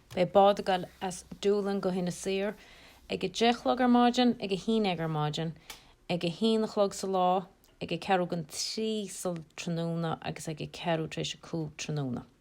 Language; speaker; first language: Irish; native; Irish